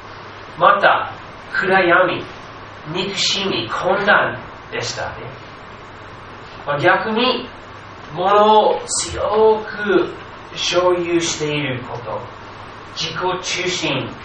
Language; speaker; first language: Japanese; non-native, fluent; English